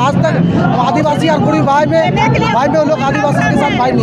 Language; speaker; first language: Hindi; native; Hindi